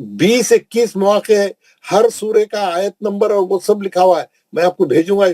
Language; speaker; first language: Urdu; native; Urdu